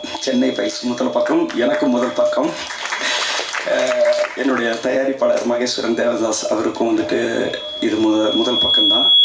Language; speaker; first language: Tamil; native; Tamil